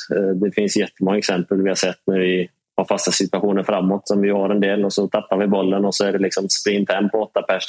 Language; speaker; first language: Swedish; native; Swedish